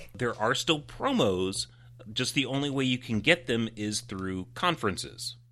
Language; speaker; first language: English; native; English